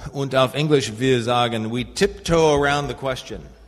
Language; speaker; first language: German; non-native, learner; English